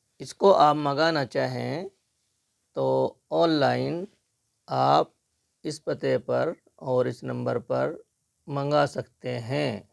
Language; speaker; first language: Urdu; native; Urdu